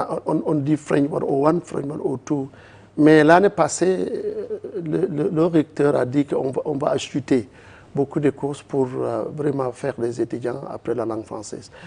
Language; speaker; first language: French; non-native, learner; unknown